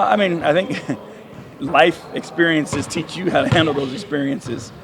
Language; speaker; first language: English; native; English